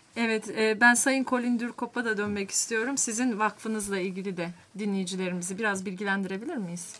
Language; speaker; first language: Turkish; native; Turkish